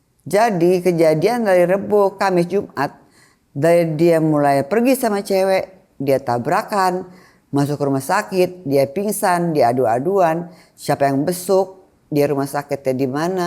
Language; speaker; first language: Indonesian; native; Indonesian